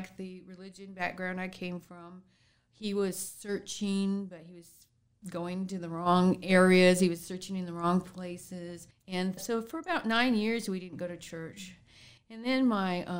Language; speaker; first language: English; native; English